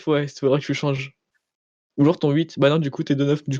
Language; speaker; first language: French; native; French